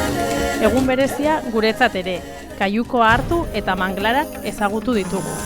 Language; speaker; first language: Basque; native; Basque